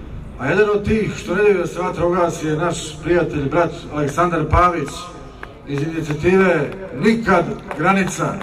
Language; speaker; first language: Bosnian; native; Bosnian